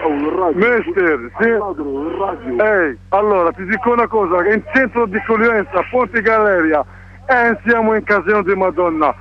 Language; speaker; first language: Italian; non-native, learner; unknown